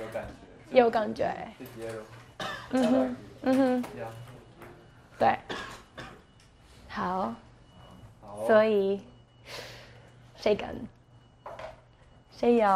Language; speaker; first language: Chinese; non-native, learner; Spanish